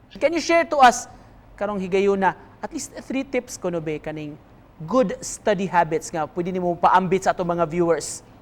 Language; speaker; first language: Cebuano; native; Cebuano